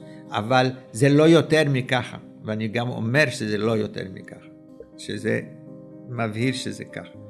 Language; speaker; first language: Hebrew; early bilingual, other home language; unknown